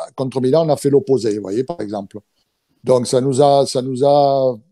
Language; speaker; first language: French; native; French